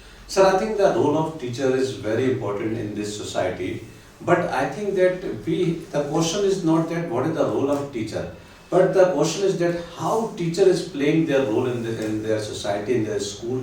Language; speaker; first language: English; non-native, local second language; Hindi